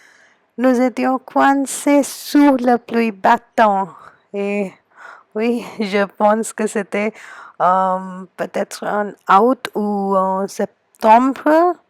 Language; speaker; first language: French; non-native, fluent; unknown